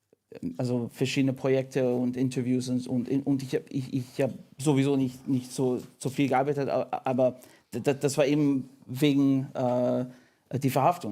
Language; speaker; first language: German; non-native, fluent; English